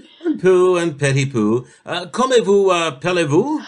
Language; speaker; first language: French; non-native, learner; English